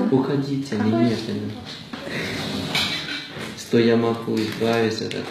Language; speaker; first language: Russian; non-native, fluent; Thai